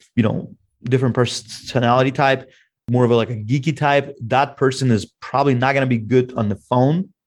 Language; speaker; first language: English; non-native, fluent; Russian